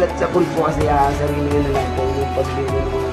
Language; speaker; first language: Filipino; native; Filipino